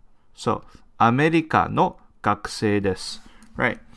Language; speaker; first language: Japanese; non-native, fluent; English